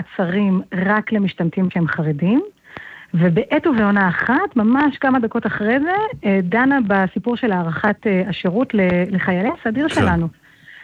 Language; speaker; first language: Hebrew; native; Hebrew